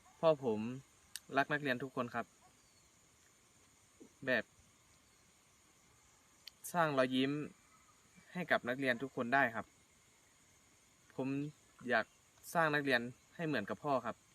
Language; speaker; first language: Thai; native; Thai